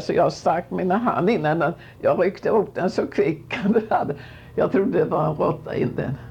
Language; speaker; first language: Swedish; native; Swedish